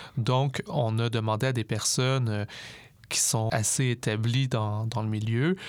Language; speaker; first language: French; native; French